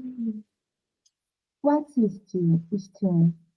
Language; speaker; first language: English; non-native, learner; Portuguese